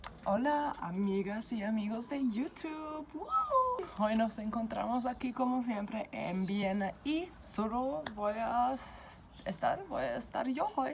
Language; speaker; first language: Spanish; non-native, fluent; German